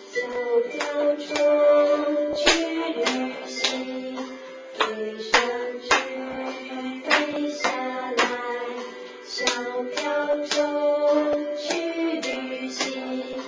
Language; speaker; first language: Chinese; native; Chinese